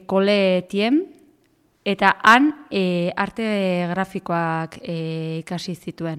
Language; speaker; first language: Basque; native; Basque